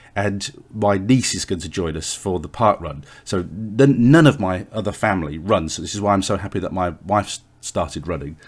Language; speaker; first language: English; native; English